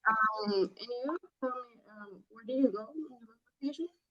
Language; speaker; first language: English; non-native, learner; Spanish